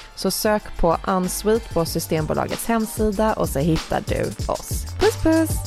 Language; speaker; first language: Swedish; native; Swedish